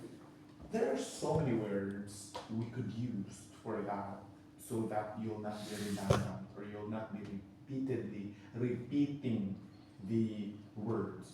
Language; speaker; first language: English; non-native, fluent; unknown